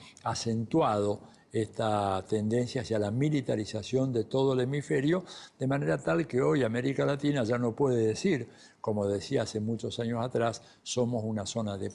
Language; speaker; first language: Spanish; native; Spanish